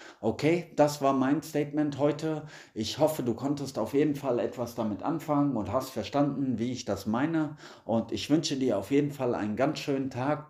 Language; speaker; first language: German; native; German